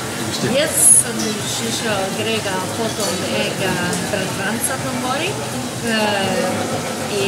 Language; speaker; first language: Slovenian; early bilingual, heritage; Slovenian